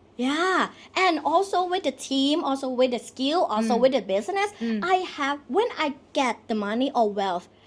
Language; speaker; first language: English; non-native, learner; Thai